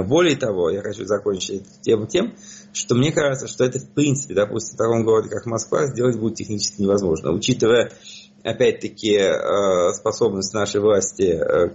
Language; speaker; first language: Russian; native; Russian